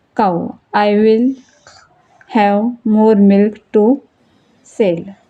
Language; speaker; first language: English; non-native, local second language; Marathi